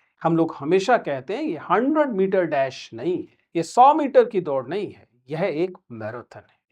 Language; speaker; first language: Hindi; native; Hindi